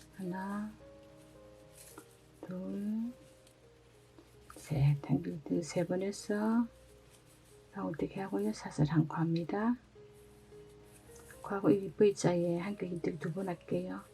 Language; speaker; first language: Korean; native; Korean